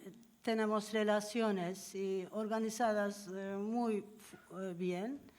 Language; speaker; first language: Spanish; non-native, learner; Turkish